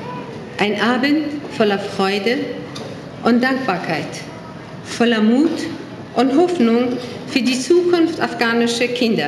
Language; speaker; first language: German; non-native, fluent; Persian